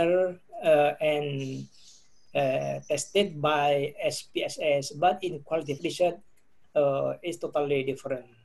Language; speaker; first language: English; non-native, fluent; Indonesian